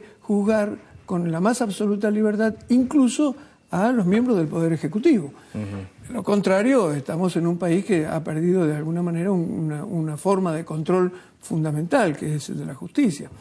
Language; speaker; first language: Spanish; native; Spanish